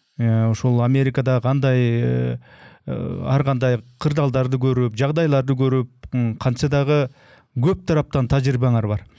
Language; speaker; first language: Kyrgyz; native; Kyrgyz